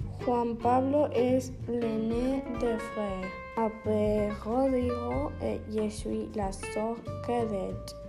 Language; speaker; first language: French; non-native, learner; Spanish